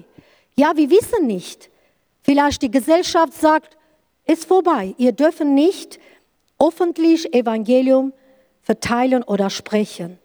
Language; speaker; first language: German; non-native, learner; Kurdish